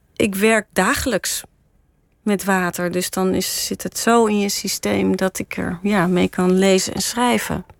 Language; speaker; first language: Dutch; native; Dutch